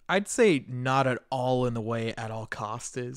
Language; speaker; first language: English; native; English